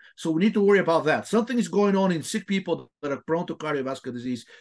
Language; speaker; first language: English; non-native, fluent; Bulgarian